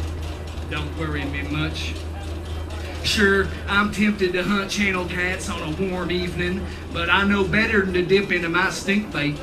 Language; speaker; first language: English; native; English